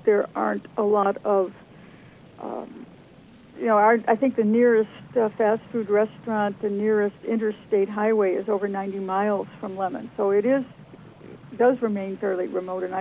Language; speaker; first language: English; native; English